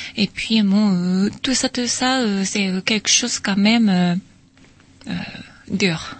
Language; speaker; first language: French; non-native, learner; Japanese